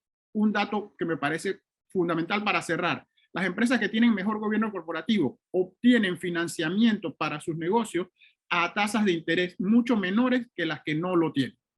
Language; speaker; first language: Spanish; native; Spanish